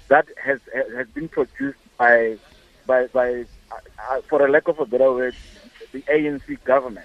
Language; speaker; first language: English; non-native, local second language; Tswana